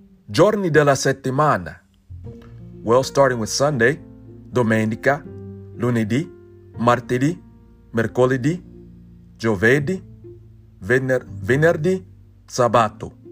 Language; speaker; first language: Italian; non-native, learner; English